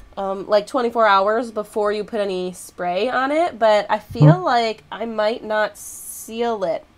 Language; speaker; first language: English; native; English